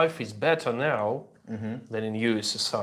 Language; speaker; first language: English; non-native, learner; Russian